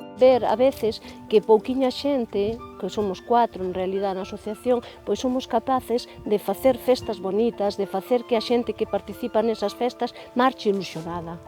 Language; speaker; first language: Galician; native; Galician